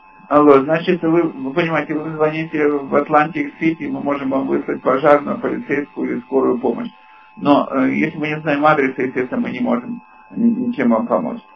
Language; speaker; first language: Russian; native; Russian